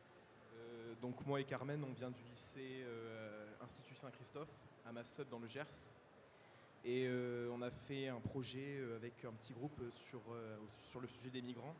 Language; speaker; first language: French; native; French